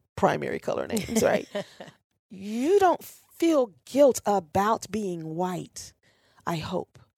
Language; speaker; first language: English; native; English